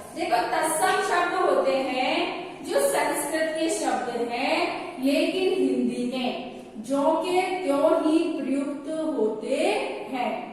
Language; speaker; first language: Hindi; native; Hindi